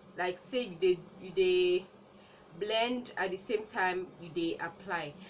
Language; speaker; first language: Nigerian Pidgin; non-native, local second language; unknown